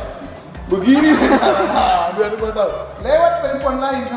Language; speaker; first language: Indonesian; native; Indonesian